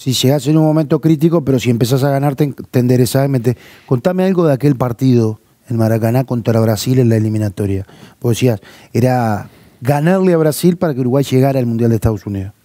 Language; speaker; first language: Spanish; native; Spanish